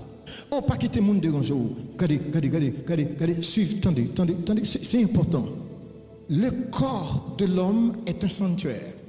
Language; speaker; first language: French; non-native, local second language; Haitian Creole